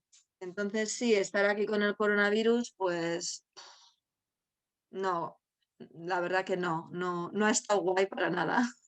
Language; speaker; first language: Spanish; non-native, local second language; Basque